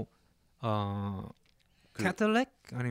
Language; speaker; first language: Korean; early bilingual, heritage; English